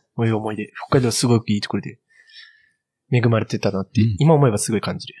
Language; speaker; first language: Japanese; native; Japanese